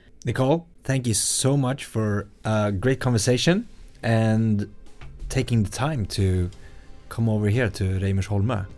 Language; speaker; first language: English; non-native, fluent; Swedish